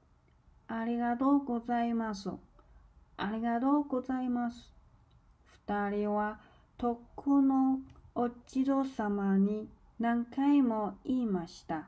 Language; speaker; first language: Japanese; non-native, learner; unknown